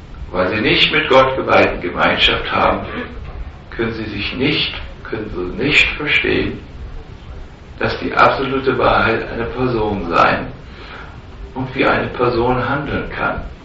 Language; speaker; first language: German; native; German